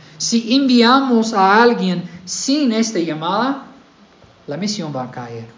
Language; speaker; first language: Spanish; non-native, fluent; English